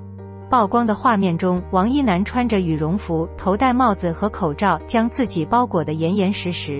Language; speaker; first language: Chinese; native; Chinese